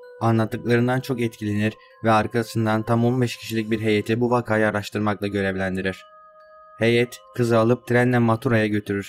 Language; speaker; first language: Turkish; native; Turkish